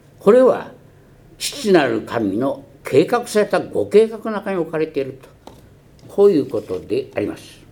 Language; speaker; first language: Japanese; early bilingual, heritage; Japanese